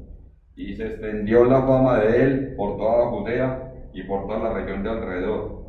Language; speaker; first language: Spanish; native; Spanish